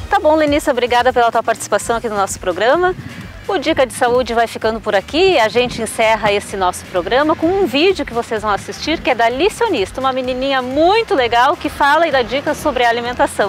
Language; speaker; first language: Portuguese; native; Portuguese